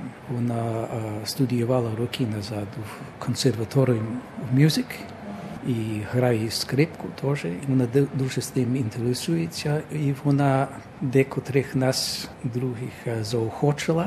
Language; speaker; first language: Ukrainian; early bilingual, heritage; Ukrainian